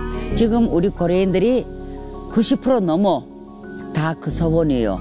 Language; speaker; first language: Korean; non-native, learner; Russian